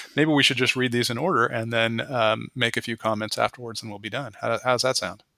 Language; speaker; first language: English; native; English